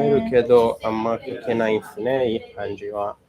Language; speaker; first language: Japanese; non-native, fluent; English